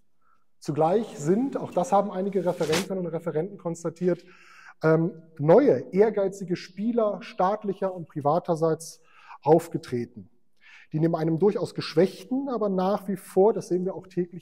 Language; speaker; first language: German; native; German